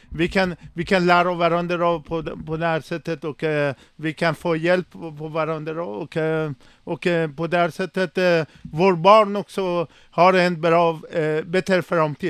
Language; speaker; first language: Swedish; non-native, learner; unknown